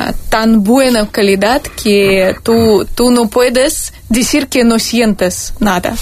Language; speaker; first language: Spanish; non-native, fluent; Russian